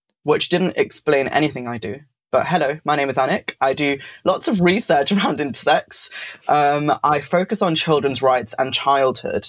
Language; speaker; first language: English; native; English